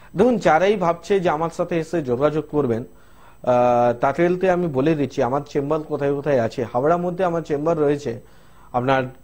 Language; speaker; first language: Bangla; non-native, local second language; Hindi